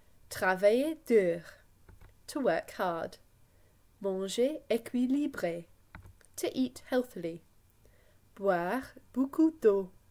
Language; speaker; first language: French; non-native, fluent; English